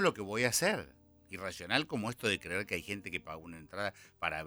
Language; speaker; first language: Spanish; native; Spanish